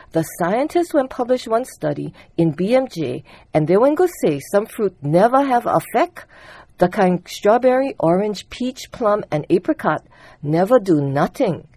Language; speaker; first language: English; early bilingual, other home language; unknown